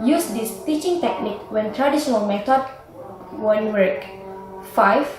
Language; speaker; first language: English; non-native, learner; Indonesian